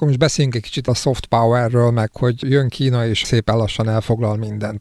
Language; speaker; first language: Hungarian; native; Hungarian